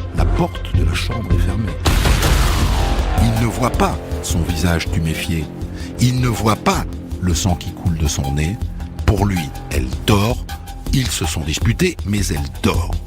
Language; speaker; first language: French; native; French